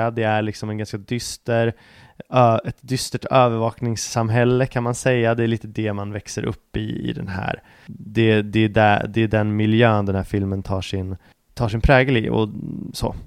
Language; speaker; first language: Swedish; native; Swedish